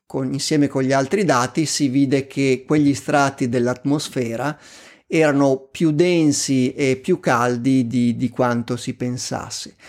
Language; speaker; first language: Italian; native; Italian